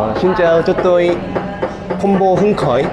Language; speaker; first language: Vietnamese; non-native, learner; Korean